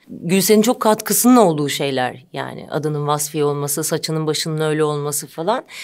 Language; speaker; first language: Turkish; native; Turkish